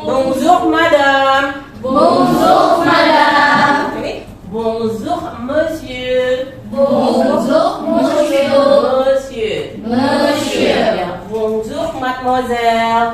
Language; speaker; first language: French; non-native, fluent; Indonesian